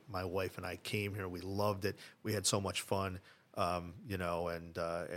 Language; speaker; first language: English; early bilingual, other home language; Italian